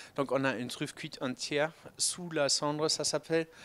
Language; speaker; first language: French; non-native, fluent; German